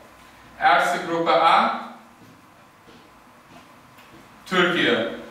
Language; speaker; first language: German; early bilingual, other home language; Turkish